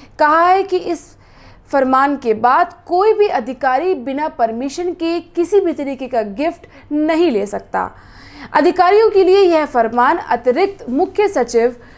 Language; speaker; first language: Hindi; native; Hindi